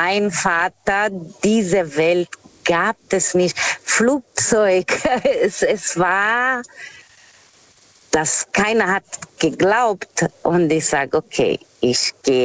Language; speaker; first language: German; non-native, fluent; Portuguese